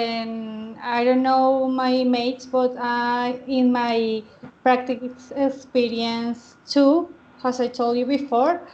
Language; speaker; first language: English; non-native, learner; Spanish